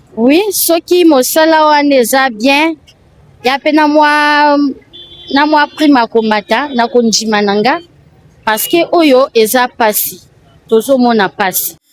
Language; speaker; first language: Lingala; native; Lingala